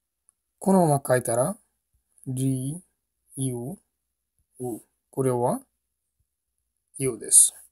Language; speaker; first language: Japanese; non-native, learner; Bangla